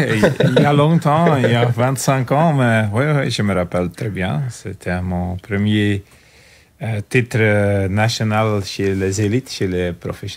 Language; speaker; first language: French; non-native, local second language; Dutch